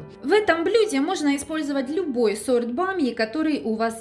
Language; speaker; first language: Russian; native; Russian